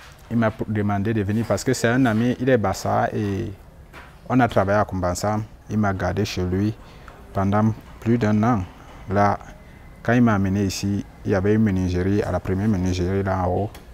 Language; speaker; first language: French; native; French